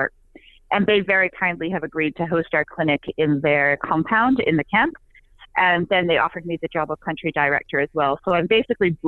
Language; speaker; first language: English; native; English